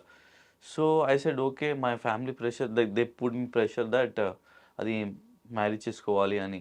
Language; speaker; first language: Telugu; non-native, local second language; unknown